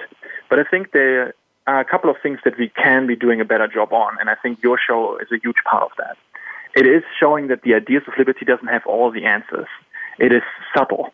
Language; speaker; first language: English; non-native, fluent; German